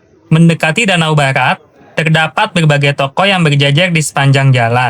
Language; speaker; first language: Indonesian; native; Indonesian